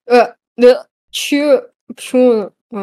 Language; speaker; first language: Russian; native; Russian